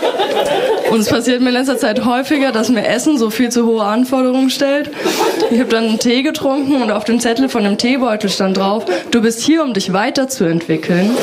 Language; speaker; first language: German; native; German